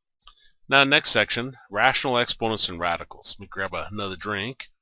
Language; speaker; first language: English; native; English